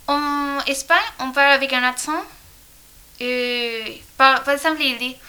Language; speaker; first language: French; non-native, learner; Spanish